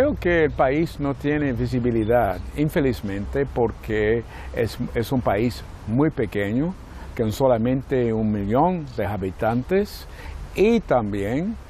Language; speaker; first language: Spanish; non-native, fluent; Portuguese